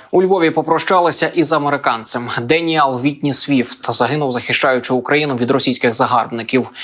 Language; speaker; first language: Ukrainian; native; Ukrainian